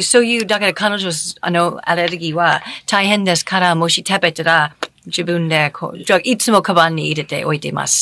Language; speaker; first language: Japanese; non-native, fluent; English